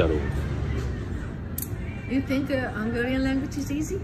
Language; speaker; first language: English; non-native, learner; Hungarian